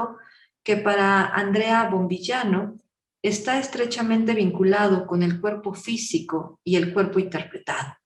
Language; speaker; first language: Spanish; native; Spanish